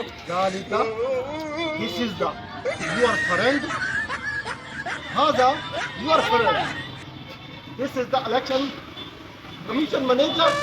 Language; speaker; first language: English; non-native, learner; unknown